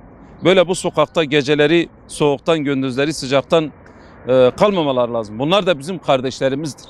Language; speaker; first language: Turkish; non-native, local second language; Kurdish